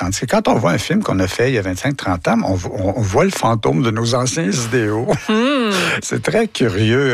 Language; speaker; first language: French; native; French